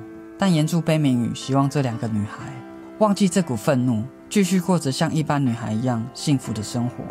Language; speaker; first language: Chinese; native; Chinese